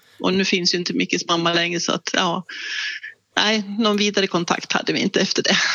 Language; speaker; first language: Swedish; native; Swedish